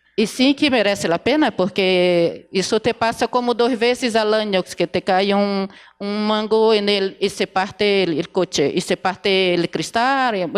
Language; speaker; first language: Spanish; non-native, fluent; Portuguese